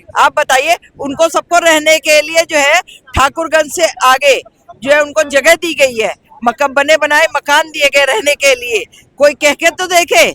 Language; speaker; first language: Hindi; native; Hindi